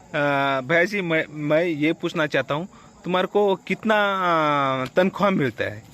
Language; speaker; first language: Hindi; non-native, local second language; Marathi